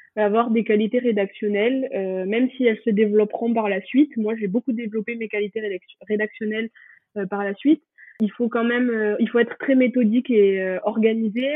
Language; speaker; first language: French; native; French